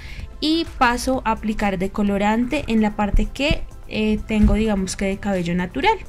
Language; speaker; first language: Spanish; native; Spanish